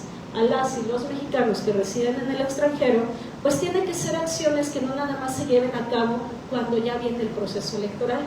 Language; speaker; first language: Spanish; native; Spanish